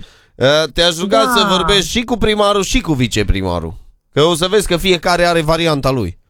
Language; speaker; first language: Romanian; native; Romanian